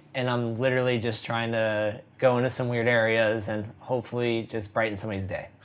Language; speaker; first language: English; native; English